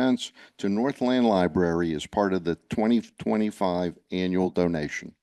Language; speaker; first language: English; native; English